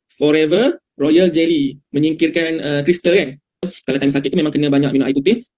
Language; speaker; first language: Malay; native; Malay